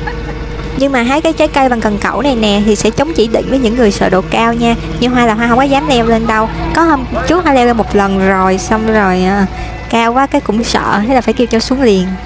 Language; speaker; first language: Vietnamese; native; Vietnamese